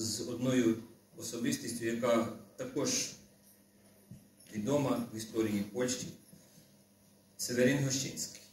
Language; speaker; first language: Ukrainian; native; Ukrainian